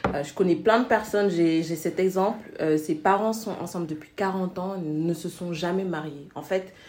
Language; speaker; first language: French; non-native, local second language; Wolof